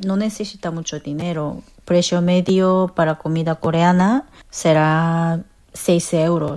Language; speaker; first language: Spanish; non-native, fluent; Korean